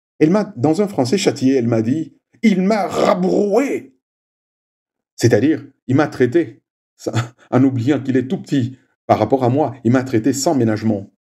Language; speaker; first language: French; non-native, local second language; Swahili